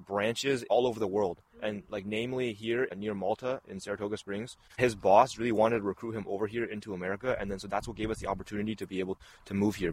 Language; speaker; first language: English; early bilingual, other home language; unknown